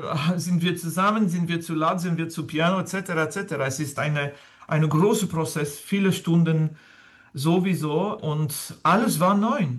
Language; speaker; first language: German; non-native, fluent; French